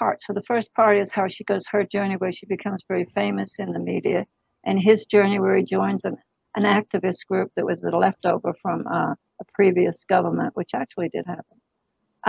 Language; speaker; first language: English; native; English